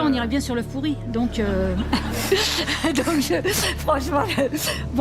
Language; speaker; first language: French; native; French